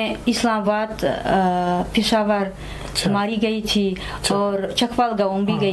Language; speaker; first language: Hindi; non-native, fluent; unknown